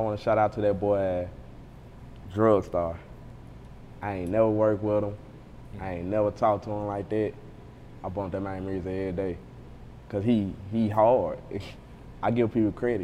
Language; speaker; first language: English; native; English